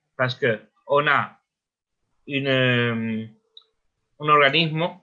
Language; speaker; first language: French; non-native, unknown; Spanish